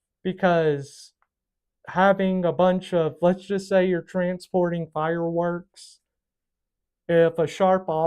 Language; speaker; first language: English; native; English